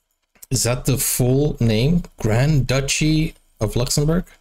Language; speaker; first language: English; native; English